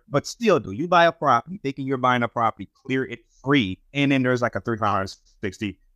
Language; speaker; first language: English; non-native, fluent; Haitian Creole